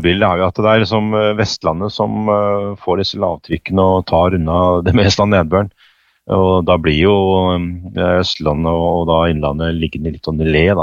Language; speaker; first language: Norwegian; native; Norwegian